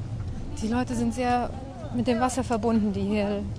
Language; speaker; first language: German; native; German